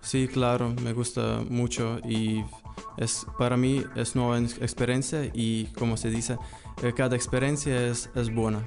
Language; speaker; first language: Spanish; non-native, learner; Lithuanian